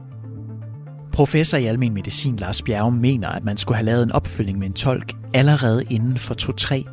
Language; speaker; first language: Danish; native; Danish